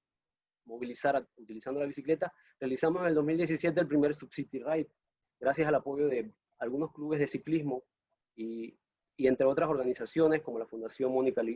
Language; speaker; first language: Spanish; native; Spanish